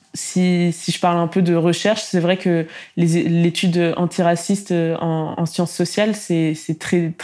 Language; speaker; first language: French; native; French